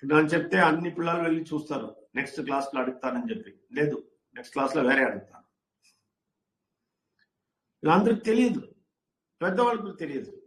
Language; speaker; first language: Telugu; non-native, learner; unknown